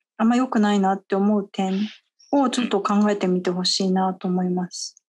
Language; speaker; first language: Japanese; native; Japanese